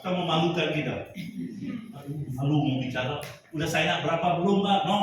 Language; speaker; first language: Indonesian; non-native, fluent; Tamil